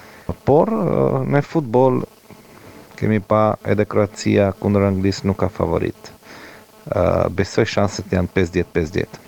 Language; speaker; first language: Albanian; non-native, learner; Croatian